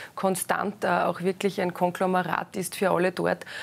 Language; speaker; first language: German; native; German